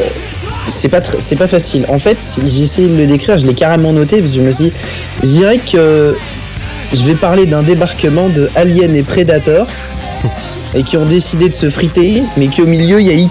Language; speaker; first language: French; native; French